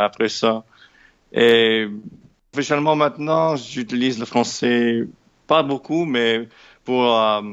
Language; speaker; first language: French; non-native, fluent; English